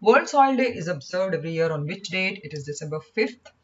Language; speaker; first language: English; non-native, local second language; Kannada